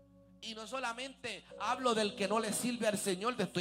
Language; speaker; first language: Spanish; native; Spanish